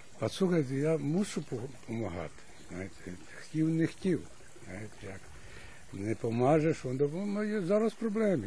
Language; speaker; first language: Ukrainian; early bilingual, heritage; Ukrainian